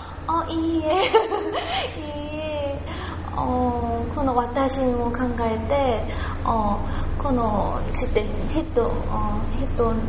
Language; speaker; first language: Japanese; non-native, learner; Korean